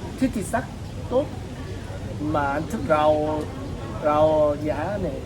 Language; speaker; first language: Vietnamese; non-native, learner; Korean